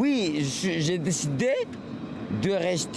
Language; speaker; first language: French; non-native, local second language; Comorian